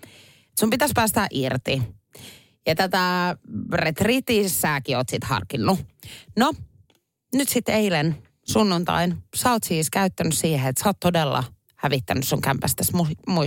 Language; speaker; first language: Finnish; native; Finnish